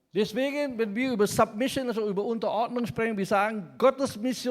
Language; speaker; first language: German; non-native, fluent; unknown